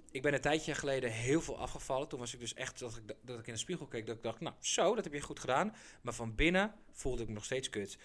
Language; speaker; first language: Dutch; early bilingual, other home language; Persian